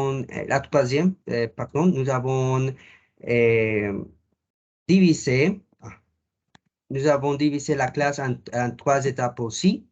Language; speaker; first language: French; non-native, learner; Spanish